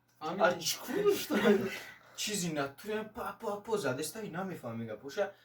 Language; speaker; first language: Tajik; early bilingual, heritage; Tajik